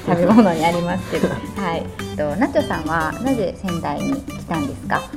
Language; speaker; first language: Japanese; native; Japanese